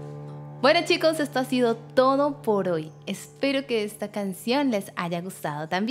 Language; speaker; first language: Spanish; native; Spanish